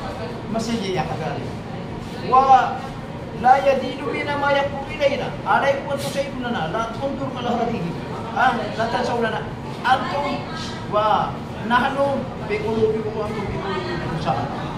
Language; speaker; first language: Arabic; non-native, fluent; Maranao